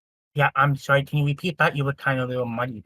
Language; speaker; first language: English; native; English